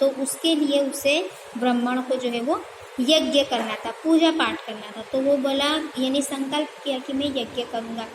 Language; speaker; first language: Hindi; non-native, local second language; Gujarati